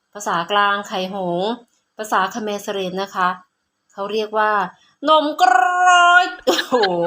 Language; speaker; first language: Thai; non-native, local second language; Northern Khmer